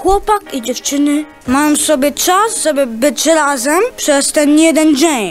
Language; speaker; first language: Polish; early bilingual, heritage; Polish